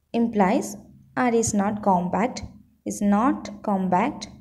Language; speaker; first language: English; non-native, local second language; Malayalam